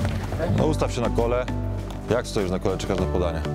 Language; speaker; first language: Polish; native; Polish